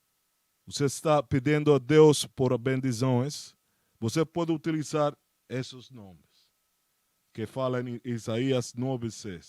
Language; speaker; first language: Portuguese; non-native, fluent; Spanish